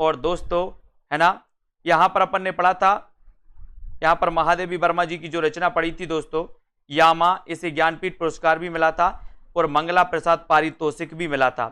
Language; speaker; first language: Hindi; native; Hindi